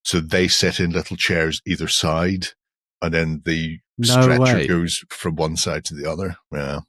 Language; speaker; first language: English; native; English